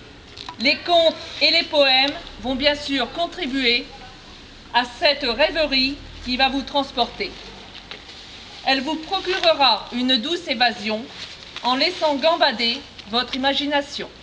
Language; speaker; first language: French; native; French